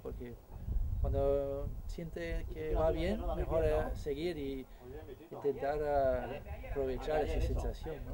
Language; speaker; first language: Spanish; non-native, fluent; English